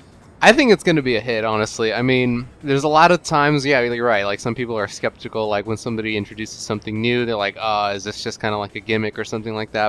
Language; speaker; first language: English; native; English